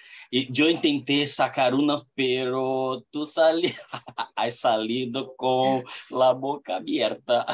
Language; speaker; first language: Spanish; non-native, fluent; Portuguese